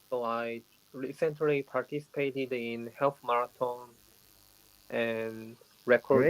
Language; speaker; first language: English; non-native, learner; Korean